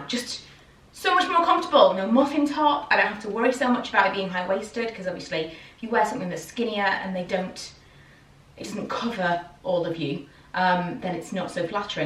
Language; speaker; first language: English; native; English